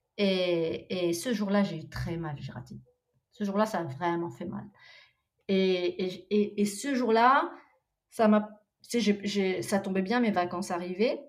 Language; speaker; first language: French; non-native, local second language; Arabic